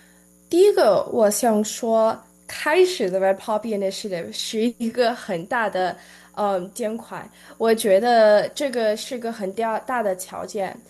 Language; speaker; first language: Chinese; early bilingual, heritage; Chinese